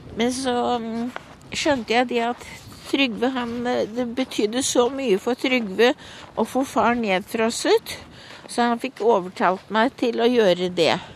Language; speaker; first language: Norwegian; native; Norwegian